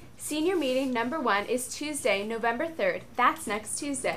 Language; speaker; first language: English; native; English